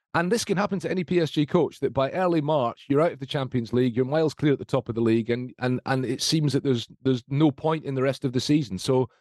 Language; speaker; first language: English; native; English